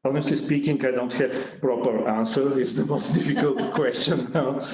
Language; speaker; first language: English; non-native, fluent; Bulgarian